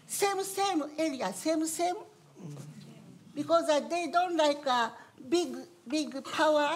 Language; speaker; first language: English; non-native, learner; Japanese